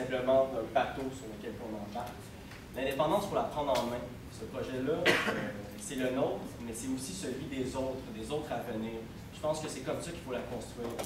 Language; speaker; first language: French; native; French